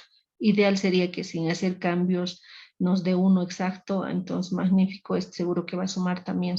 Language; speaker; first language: Spanish; native; Spanish